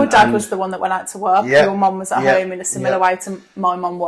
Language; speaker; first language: English; native; English